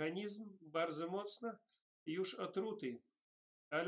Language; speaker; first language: Polish; non-native, learner; Russian